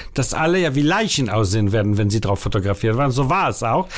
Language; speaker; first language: German; non-native, fluent; Danish